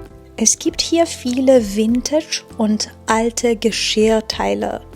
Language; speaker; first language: German; non-native, fluent; Persian